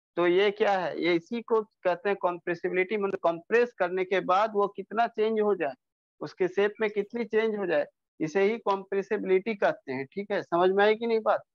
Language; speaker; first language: Hindi; non-native, local second language; Bangla